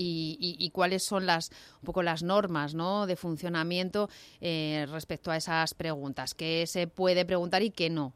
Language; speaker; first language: Spanish; native; Spanish